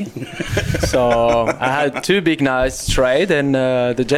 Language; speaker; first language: English; non-native, learner; French